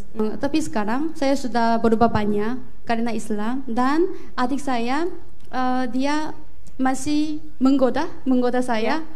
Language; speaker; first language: Indonesian; non-native, fluent; Korean